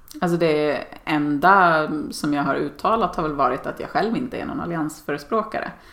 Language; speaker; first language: Swedish; native; Swedish